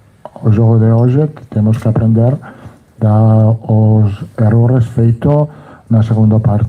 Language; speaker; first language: Portuguese; non-native, fluent; Italian